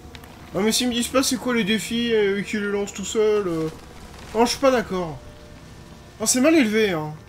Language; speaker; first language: French; native; French